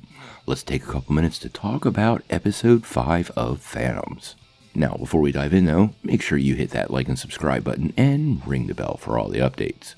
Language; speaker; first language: English; native; English